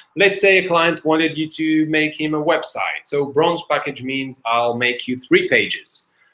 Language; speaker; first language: English; non-native, fluent; Hebrew